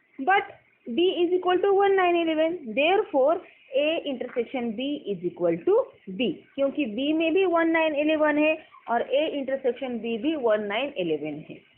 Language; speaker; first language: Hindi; non-native, local second language; Marathi